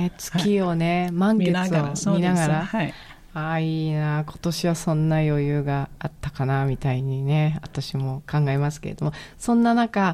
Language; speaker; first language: Japanese; native; Japanese